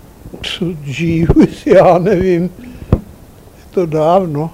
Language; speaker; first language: Czech; early bilingual, heritage; Czech